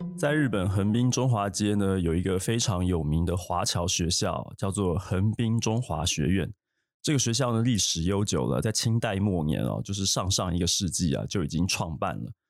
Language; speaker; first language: Chinese; native; Chinese